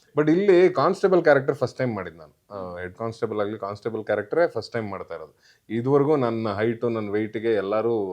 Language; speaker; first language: Kannada; native; Kannada